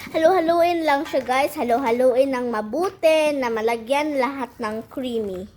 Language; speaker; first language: Filipino; non-native, local second language; Cebuano